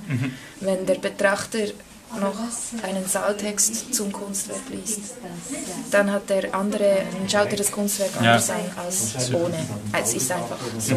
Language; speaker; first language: German; non-native, fluent; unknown